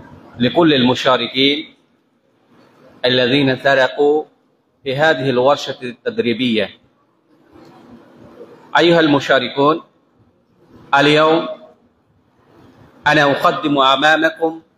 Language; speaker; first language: Arabic; non-native, fluent; Bangla